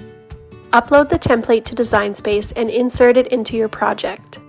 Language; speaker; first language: English; native; English